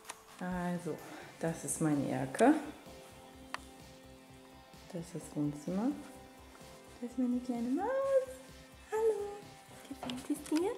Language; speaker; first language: German; native; German